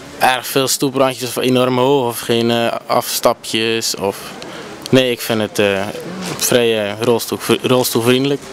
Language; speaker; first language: Dutch; native; Dutch